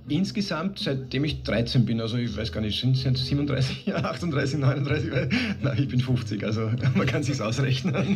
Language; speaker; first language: German; native; German